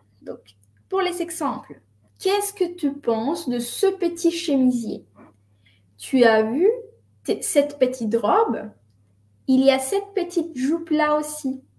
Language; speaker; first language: French; non-native, fluent; Spanish